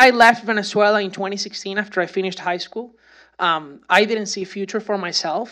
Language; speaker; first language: English; non-native, fluent; Spanish